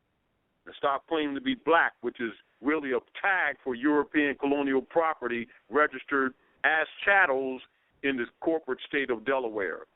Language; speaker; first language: English; native; English